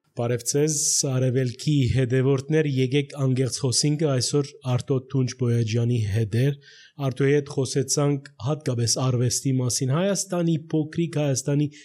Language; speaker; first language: Armenian; early bilingual, heritage; Armenian